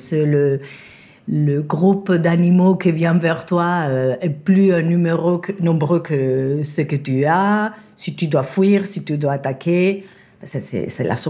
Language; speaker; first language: French; non-native, fluent; Spanish